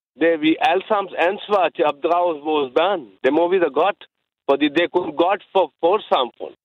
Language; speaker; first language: Danish; non-native, learner; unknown